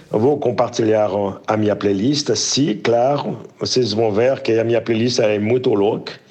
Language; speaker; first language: Portuguese; non-native, fluent; French